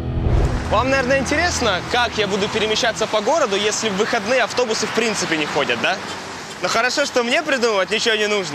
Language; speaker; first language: Russian; native; Russian